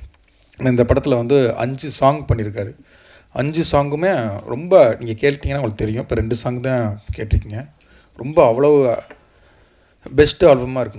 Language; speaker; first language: Tamil; native; Tamil